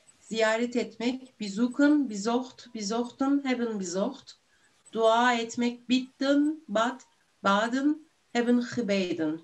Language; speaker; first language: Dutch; non-native, learner; Turkish